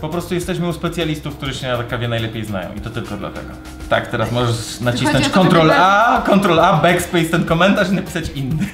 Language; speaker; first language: Polish; native; Polish